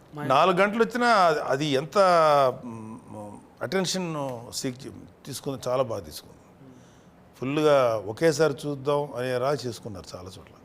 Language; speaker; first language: Telugu; native; Telugu